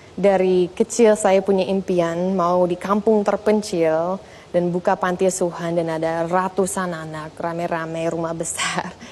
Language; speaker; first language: Indonesian; non-native, fluent; English